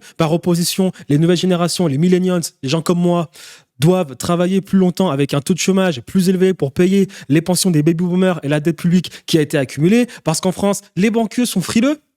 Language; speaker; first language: French; native; French